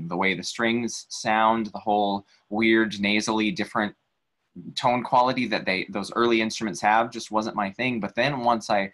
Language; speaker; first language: English; native; English